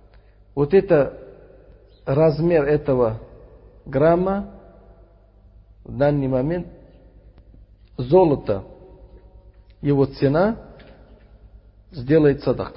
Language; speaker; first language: Russian; non-native, fluent; Uzbek